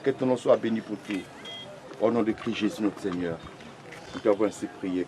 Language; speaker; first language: French; non-native, local second language; Lingala